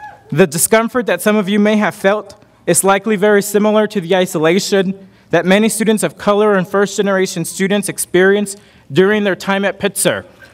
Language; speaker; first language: English; early bilingual, other home language; Spanish